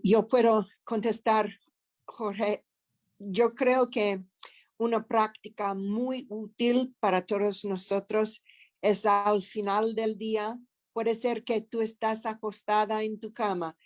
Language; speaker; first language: Spanish; non-native, fluent; English